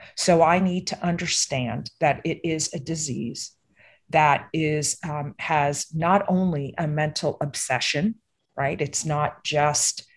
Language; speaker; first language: English; native; English